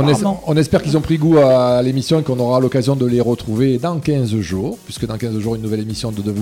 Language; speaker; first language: French; native; French